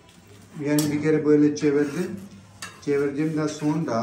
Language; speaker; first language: Turkish; non-native, learner; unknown